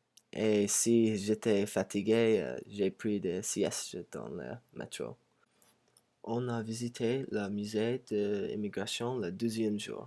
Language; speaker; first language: French; non-native, learner; English